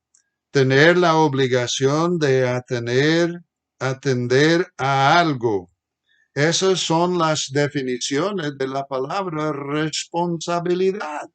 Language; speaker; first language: Spanish; non-native, fluent; English